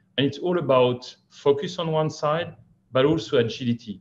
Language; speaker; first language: English; non-native, fluent; French